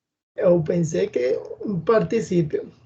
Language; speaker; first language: Portuguese; non-native, learner; Spanish